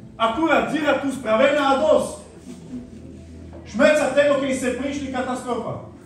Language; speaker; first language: Slovak; non-native, local second language; Romany